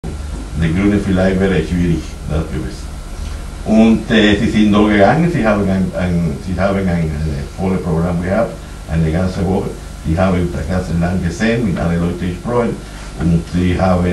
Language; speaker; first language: German; non-native, fluent; Spanish